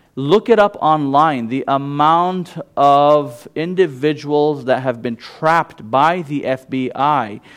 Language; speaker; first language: English; early bilingual, other home language; Gujarati